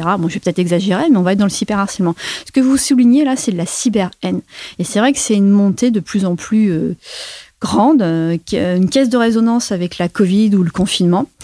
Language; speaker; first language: French; native; French